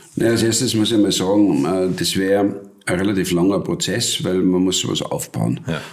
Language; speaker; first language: German; native; German